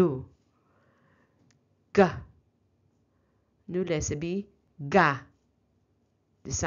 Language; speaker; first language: Danish; non-native, learner; Filipino